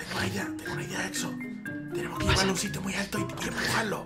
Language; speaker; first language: Spanish; native; Spanish